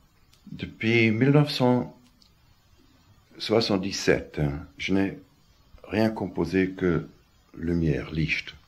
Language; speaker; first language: French; non-native, fluent; German